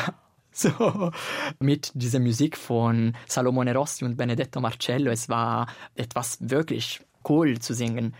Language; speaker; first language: German; non-native, fluent; Italian